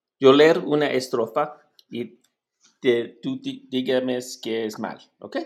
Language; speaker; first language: Spanish; non-native, learner; English